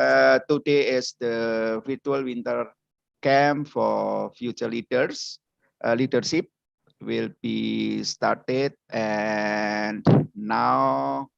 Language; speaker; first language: English; non-native, learner; Indonesian